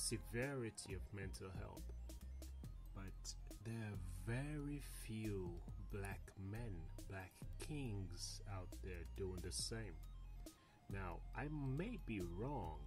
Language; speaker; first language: English; non-native, local second language; Krio